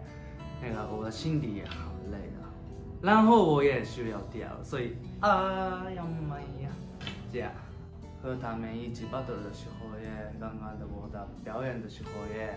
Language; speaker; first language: Chinese; non-native, learner; Japanese